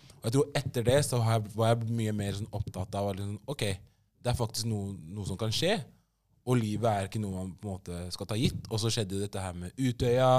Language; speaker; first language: Norwegian; early bilingual, other home language; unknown